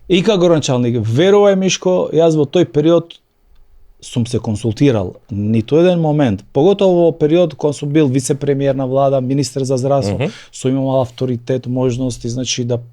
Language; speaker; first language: Macedonian; non-native, local second language; Albanian